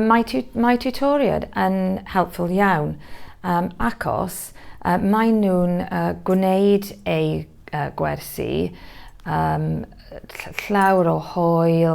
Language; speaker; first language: Welsh; non-native, learner; English